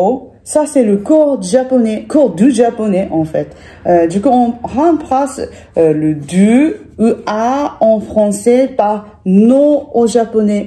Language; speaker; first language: French; non-native, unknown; Japanese